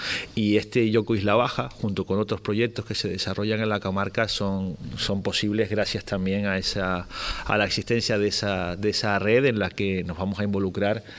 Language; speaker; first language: Spanish; native; Spanish